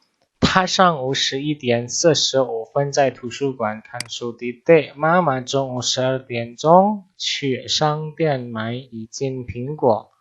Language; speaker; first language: Chinese; non-native, fluent; Indonesian